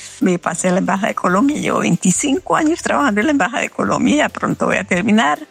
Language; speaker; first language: Spanish; native; Spanish